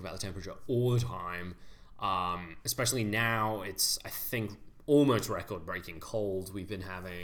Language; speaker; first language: English; native; English